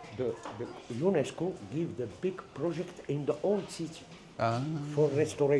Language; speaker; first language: English; non-native, learner; Arabic